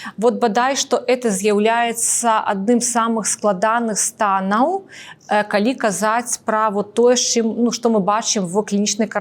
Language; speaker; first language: Belarusian; non-native, local second language; Russian